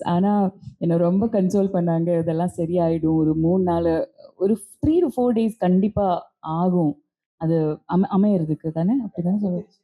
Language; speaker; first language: Tamil; non-native, local second language; Malayalam